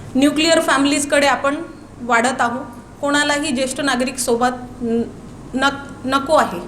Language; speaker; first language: Marathi; non-native, local second language; Hindi